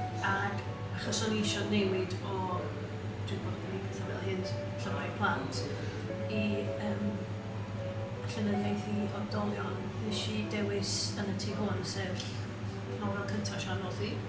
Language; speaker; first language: Welsh; non-native, local second language; English